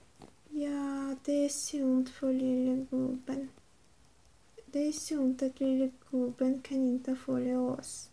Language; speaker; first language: Swedish; non-native, learner; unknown